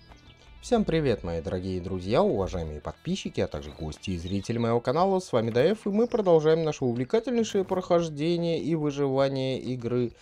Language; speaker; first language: Russian; native; Russian